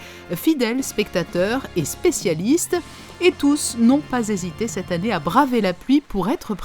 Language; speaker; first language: French; native; French